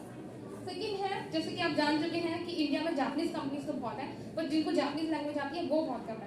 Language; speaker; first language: Hindi; native; Hindi